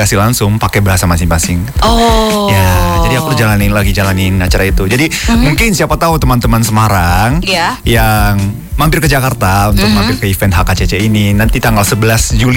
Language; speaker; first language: Indonesian; non-native, fluent; Japanese